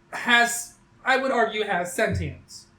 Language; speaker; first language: English; native; English